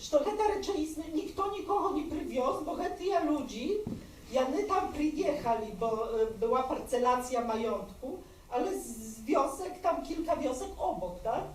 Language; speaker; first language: Polish; non-native, local second language; Belarusian